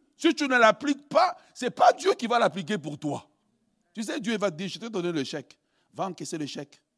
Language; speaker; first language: French; early bilingual, other home language; Lingala